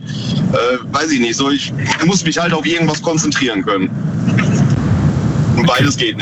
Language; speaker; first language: German; native; German